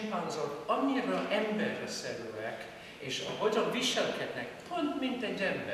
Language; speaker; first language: Hungarian; non-native, fluent; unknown